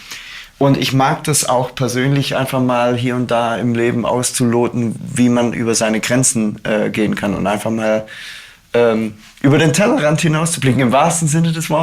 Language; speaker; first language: German; native; German